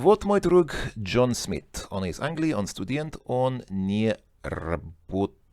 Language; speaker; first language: Russian; non-native, learner; English